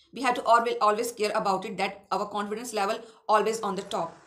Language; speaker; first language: English; non-native, local second language; Awadhi